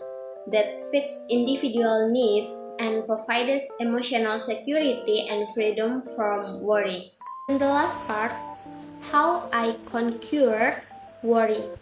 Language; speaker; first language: English; non-native, fluent; Indonesian